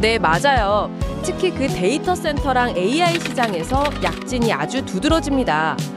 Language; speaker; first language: Korean; native; Korean